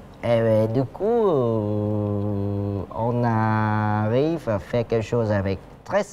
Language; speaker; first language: French; non-native, fluent; Vietnamese